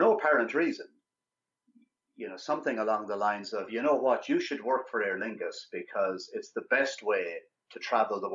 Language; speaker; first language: English; native; English